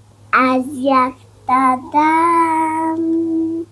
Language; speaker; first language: Persian; non-native, learner; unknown